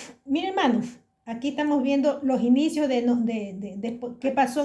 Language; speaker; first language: Spanish; native; Spanish